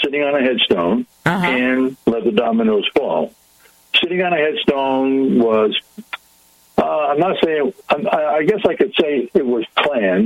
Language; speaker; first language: English; native; English